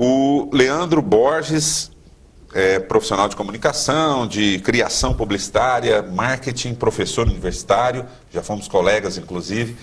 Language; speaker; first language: Portuguese; native; Portuguese